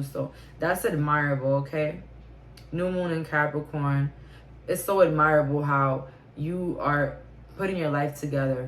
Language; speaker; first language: English; native; English